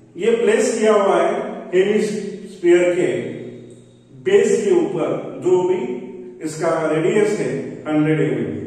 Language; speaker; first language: Hindi; non-native, local second language; Marathi